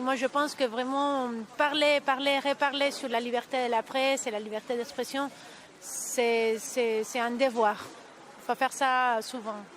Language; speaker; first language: French; non-native, fluent; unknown